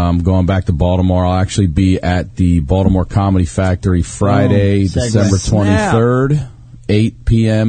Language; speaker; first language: English; native; English